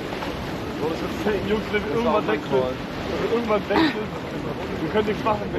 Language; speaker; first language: German; native; German